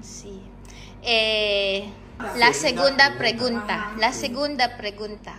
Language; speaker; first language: Spanish; non-native, learner; Filipino